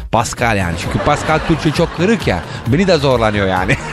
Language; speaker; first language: Turkish; non-native, learner; Italian